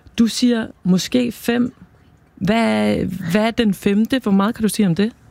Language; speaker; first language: Danish; native; Danish